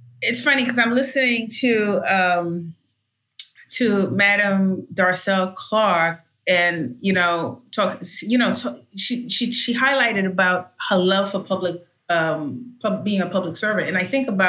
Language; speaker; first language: English; early bilingual, other home language; Haitian Creole